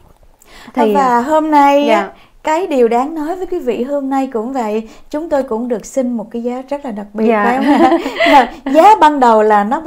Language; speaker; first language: Vietnamese; native; Vietnamese